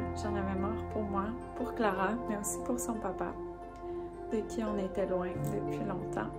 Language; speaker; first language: French; native; French